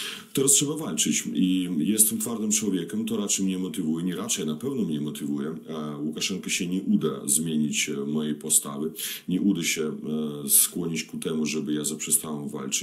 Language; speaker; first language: Polish; non-native, fluent; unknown